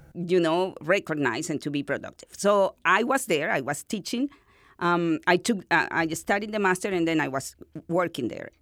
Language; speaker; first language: English; non-native, fluent; Spanish